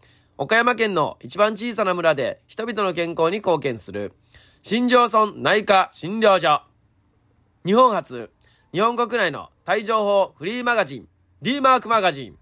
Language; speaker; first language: Japanese; native; Japanese